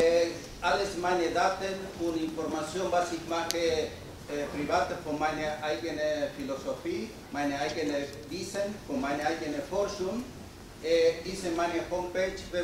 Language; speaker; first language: German; non-native, learner; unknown